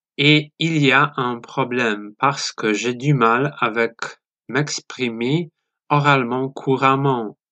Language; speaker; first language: French; non-native, learner; Polish